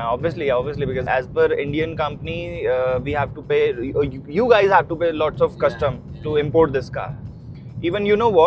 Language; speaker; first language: English; non-native, local second language; Hindi